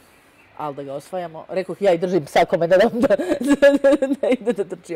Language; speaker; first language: Serbian; native; Serbian